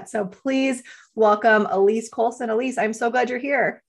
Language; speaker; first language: English; native; English